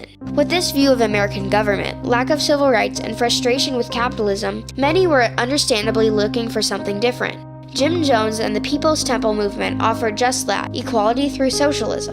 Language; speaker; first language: English; native; English